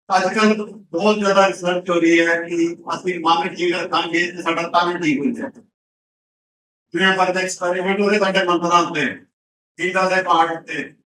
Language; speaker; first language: Hindi; non-native, local second language; Punjabi